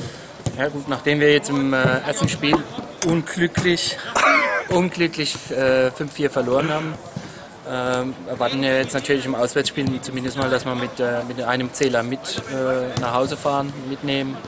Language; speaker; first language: German; native; German